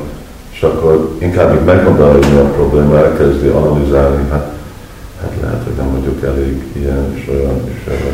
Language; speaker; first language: Hungarian; early bilingual, heritage; Hungarian